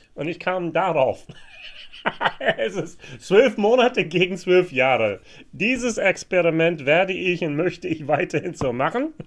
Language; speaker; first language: German; non-native, fluent; English